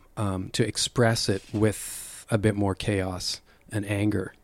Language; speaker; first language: English; native; English